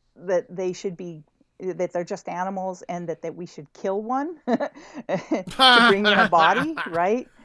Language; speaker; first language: English; native; English